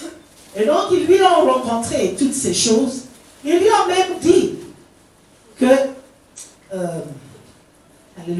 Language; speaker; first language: French; non-native, fluent; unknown